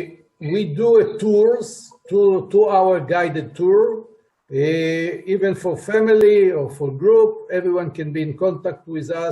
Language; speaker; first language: English; non-native, fluent; Hebrew